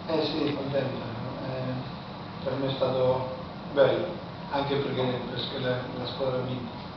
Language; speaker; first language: Italian; non-native, fluent; Spanish